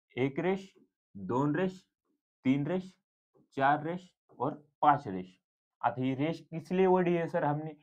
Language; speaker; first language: Hindi; non-native, local second language; Marathi